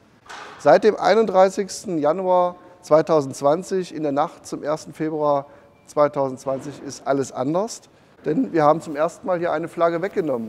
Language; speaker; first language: German; native; German